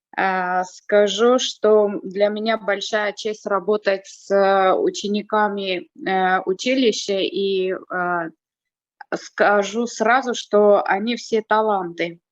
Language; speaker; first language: Russian; non-native, fluent; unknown